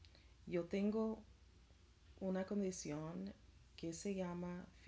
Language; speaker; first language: Spanish; non-native, learner; English